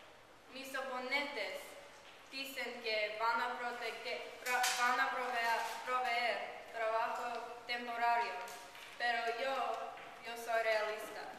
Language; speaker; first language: Spanish; non-native, learner; English